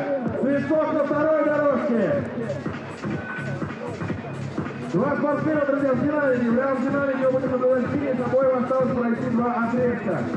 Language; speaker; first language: Russian; native; Russian